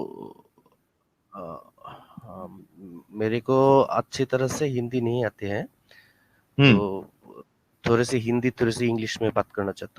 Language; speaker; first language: Hindi; non-native, learner; Bangla